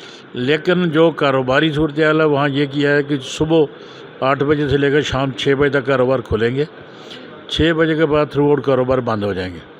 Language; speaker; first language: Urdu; non-native, local second language; Punjabi